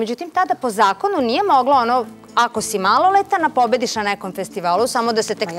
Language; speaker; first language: Serbian; native; Serbian